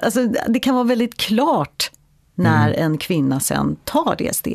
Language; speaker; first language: Swedish; native; Swedish